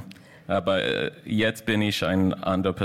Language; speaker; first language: German; non-native, learner; English